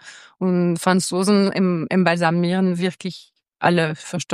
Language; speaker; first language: German; non-native, local second language; French